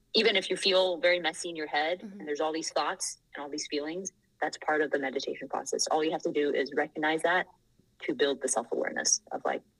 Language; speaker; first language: English; non-native, fluent; Thai